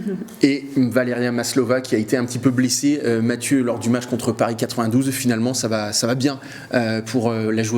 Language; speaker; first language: French; native; French